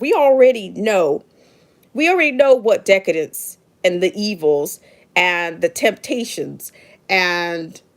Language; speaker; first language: English; native; English